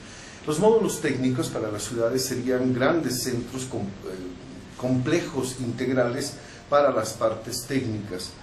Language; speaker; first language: Spanish; native; Spanish